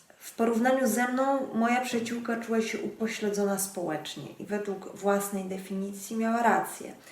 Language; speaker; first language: Polish; native; Polish